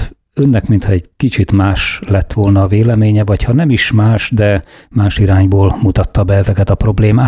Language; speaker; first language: Hungarian; native; Hungarian